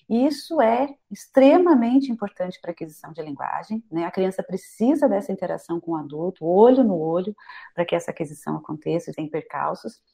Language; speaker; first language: Portuguese; native; Portuguese